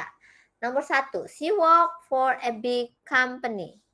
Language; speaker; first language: English; non-native, fluent; Indonesian